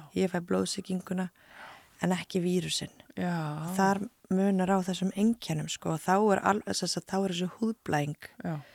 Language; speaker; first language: Icelandic; native; Icelandic